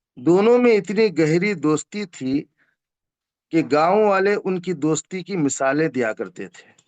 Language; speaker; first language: Hindi; non-native, local second language; Urdu